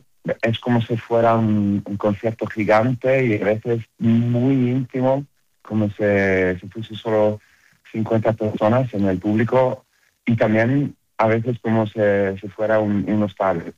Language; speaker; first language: Spanish; non-native, learner; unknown